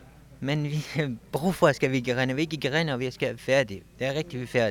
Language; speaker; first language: Danish; non-native, learner; Kurdish